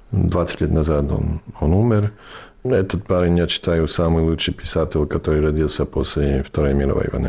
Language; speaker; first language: Russian; non-native, fluent; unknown